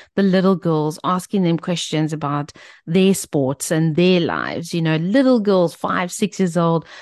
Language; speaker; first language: English; native; English